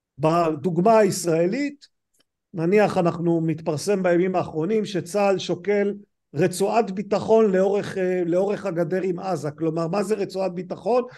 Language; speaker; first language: Hebrew; native; Hebrew